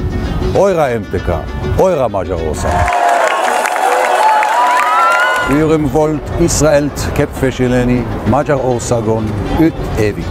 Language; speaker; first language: Hungarian; non-native, learner; Hebrew